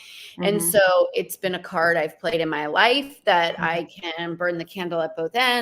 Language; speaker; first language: English; native; English